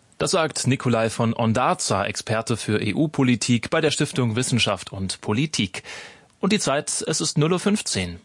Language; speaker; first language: German; native; German